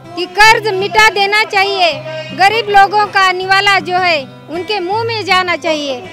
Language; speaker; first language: Hindi; non-native, local second language; Marathi